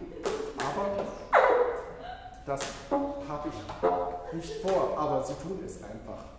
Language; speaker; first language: German; native; German